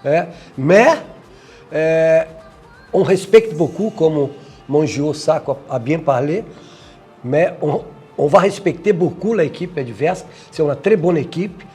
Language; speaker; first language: French; non-native, fluent; Portuguese